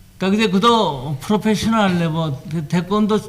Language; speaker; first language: Czech; non-native, learner; Korean